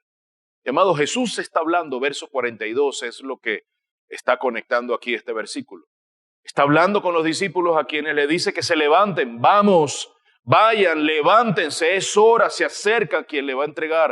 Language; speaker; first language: Spanish; native; Spanish